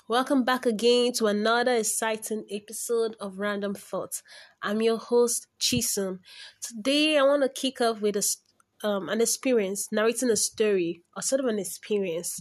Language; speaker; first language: English; non-native, local second language; Igbo